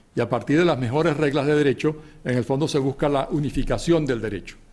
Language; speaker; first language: Spanish; native; Spanish